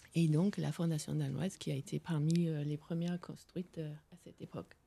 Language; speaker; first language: French; non-native, fluent; Danish